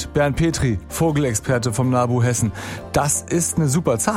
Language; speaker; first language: German; native; German